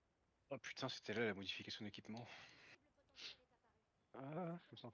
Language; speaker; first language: French; native; French